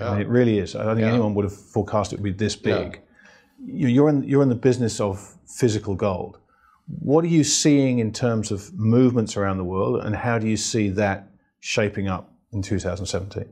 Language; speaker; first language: English; native; English